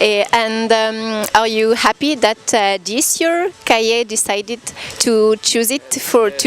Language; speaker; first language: English; non-native, fluent; Estonian